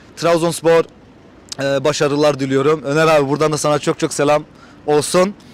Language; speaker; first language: Turkish; early bilingual, heritage; Turkish